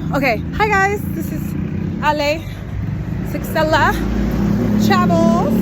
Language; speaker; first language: English; native; English